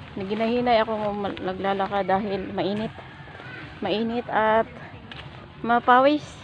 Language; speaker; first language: Filipino; non-native, local second language; Cebuano